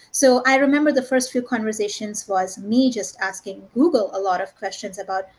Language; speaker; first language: English; early bilingual, heritage; German